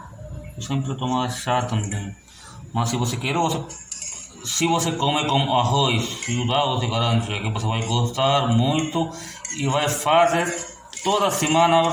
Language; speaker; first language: Portuguese; non-native, learner; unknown